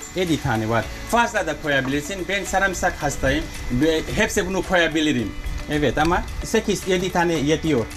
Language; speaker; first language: Turkish; non-native, learner; English